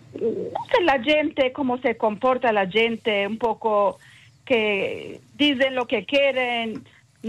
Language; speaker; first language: Spanish; early bilingual, heritage; Ladino